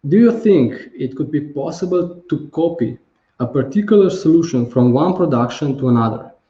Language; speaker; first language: English; non-native, fluent; Slovenian